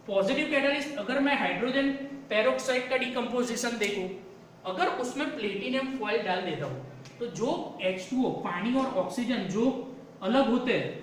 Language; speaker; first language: Hindi; non-native, local second language; Gujarati